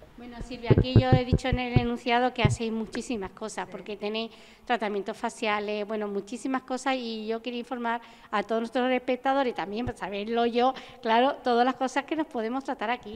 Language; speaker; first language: Spanish; native; Spanish